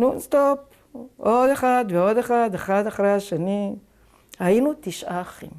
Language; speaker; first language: Hebrew; native; Hebrew